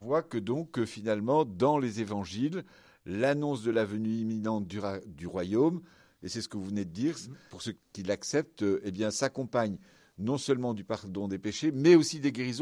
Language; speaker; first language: French; native; French